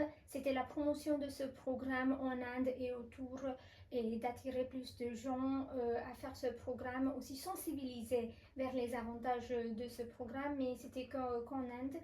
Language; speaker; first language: French; non-native, fluent; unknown